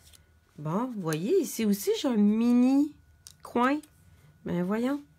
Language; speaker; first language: French; native; French